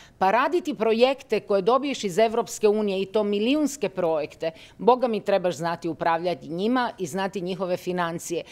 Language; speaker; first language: Croatian; native; Croatian